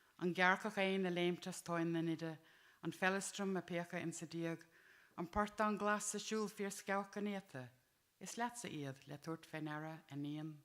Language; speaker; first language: Irish; native; Irish